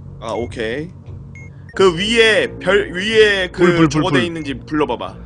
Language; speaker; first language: Korean; native; Korean